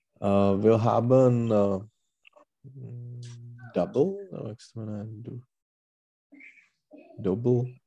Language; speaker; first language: German; non-native, learner; Czech